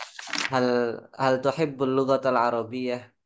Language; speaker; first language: Arabic; non-native, fluent; Indonesian